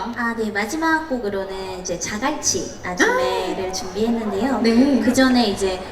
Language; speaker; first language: Korean; native; Korean